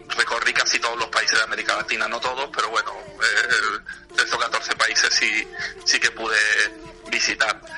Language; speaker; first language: Spanish; native; Spanish